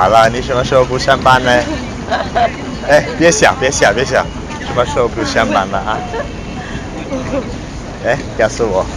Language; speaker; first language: Chinese; non-native, learner; Italian